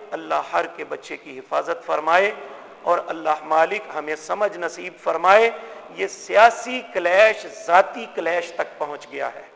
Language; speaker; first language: Urdu; non-native, local second language; Punjabi